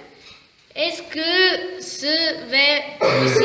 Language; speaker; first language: French; non-native, learner; Italian